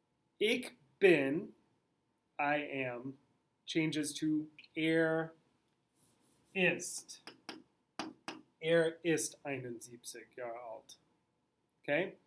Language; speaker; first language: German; non-native, fluent; English